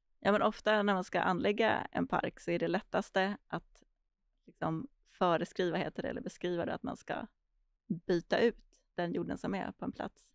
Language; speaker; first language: Swedish; native; Swedish